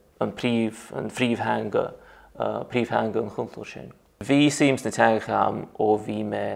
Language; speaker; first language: Irish; non-native, fluent; Russian